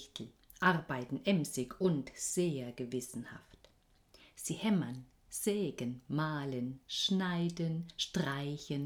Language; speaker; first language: German; native; German